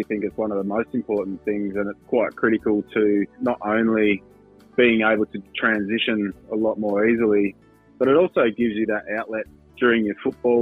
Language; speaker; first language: English; native; English